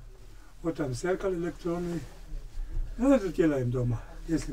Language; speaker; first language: Russian; non-native, learner; German